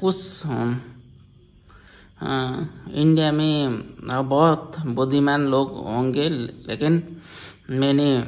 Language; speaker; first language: Hindi; non-native, learner; Nepali